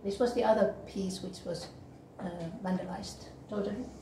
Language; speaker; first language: English; non-native, fluent; Finnish